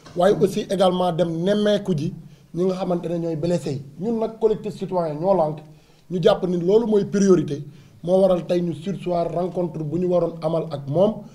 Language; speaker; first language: Wolof; native; Wolof